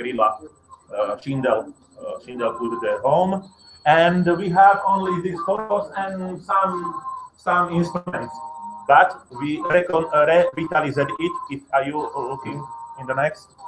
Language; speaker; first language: English; non-native, learner; Slovak